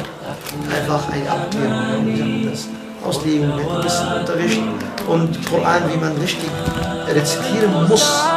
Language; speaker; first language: German; non-native, fluent; Arabic